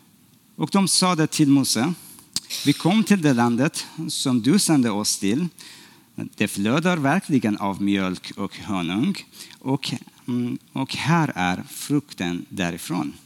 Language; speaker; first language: Swedish; non-native, fluent; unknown